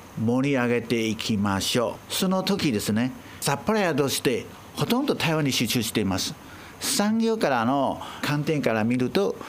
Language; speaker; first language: Japanese; non-native, fluent; Chinese